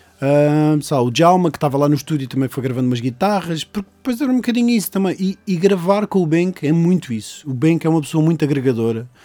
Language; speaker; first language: Portuguese; native; Portuguese